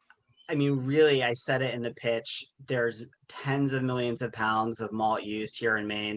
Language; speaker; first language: English; native; English